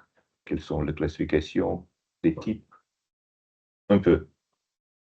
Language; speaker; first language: French; non-native, fluent; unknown